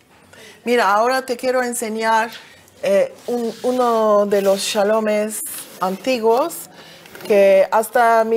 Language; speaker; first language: Spanish; early bilingual, heritage; Ladino